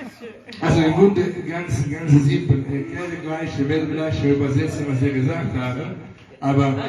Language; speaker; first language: German; non-native, fluent; Italian